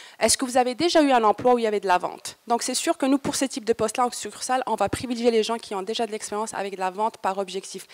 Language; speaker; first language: French; native; French